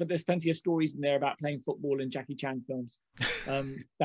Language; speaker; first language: English; non-native, local second language; Hindi